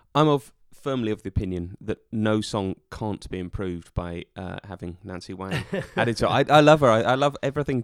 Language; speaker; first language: English; native; English